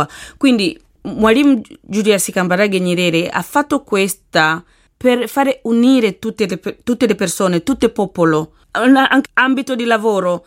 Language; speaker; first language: Italian; non-native, learner; Swahili